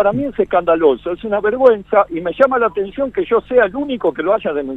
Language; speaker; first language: Spanish; native; Spanish